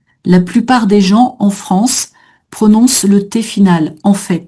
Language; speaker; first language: French; native; French